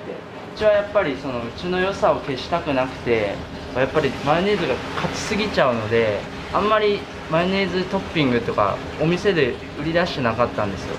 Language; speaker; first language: Japanese; native; Japanese